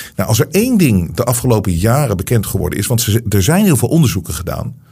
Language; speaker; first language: Dutch; native; Dutch